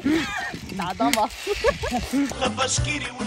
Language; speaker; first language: French; early bilingual, other home language; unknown